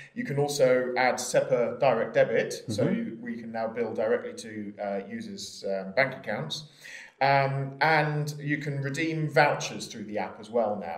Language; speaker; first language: English; native; English